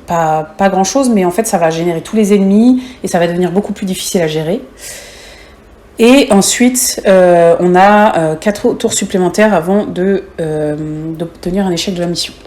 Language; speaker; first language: French; native; French